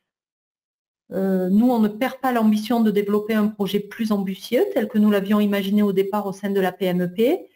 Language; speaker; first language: French; native; French